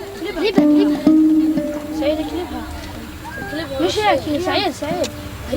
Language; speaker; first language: Arabic; native; Arabic